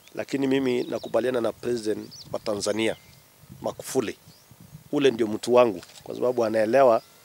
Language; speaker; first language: Swahili; non-native, local second language; Kalenjin